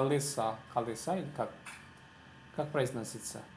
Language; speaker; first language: Russian; non-native, learner; Javanese